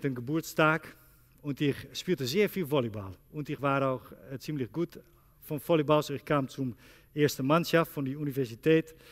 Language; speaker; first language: German; non-native, learner; Dutch